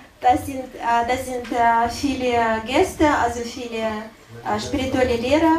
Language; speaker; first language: German; non-native, learner; Russian